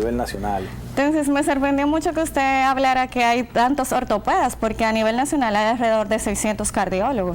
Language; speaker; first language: Spanish; native; Spanish